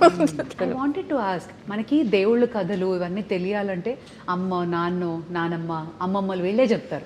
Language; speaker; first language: Telugu; native; Telugu